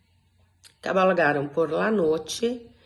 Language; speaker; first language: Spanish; non-native, learner; Portuguese